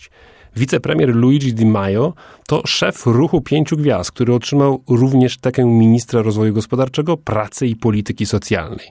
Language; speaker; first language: Polish; native; Polish